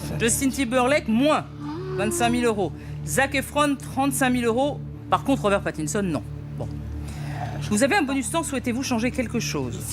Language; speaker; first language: French; native; French